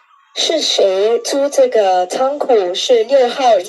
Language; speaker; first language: Chinese; non-native, fluent; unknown